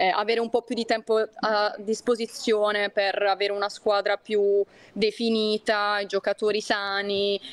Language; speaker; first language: Italian; native; Italian